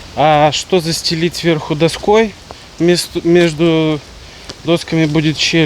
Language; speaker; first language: Russian; native; Russian